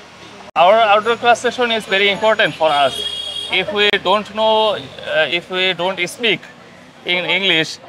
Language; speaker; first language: English; non-native, learner; Bangla